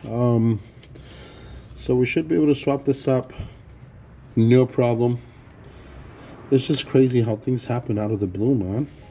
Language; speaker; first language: English; native; English